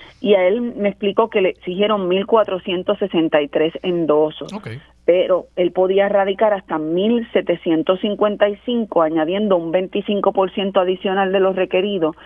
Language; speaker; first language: Spanish; native; Spanish